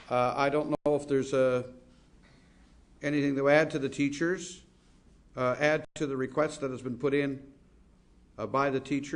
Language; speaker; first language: English; native; English